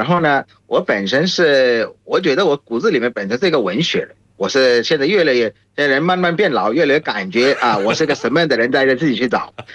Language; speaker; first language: Chinese; non-native, fluent; Bangla